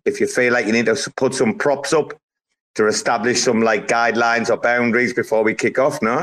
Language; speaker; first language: English; native; English